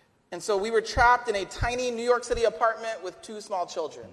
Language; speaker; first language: English; native; English